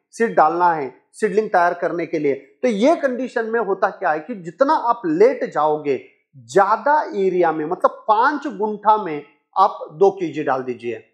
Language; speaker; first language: Hindi; non-native, local second language; Marathi